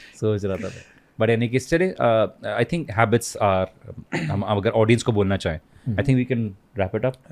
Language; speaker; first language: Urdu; native; Urdu